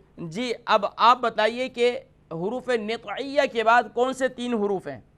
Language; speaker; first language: Urdu; native; Urdu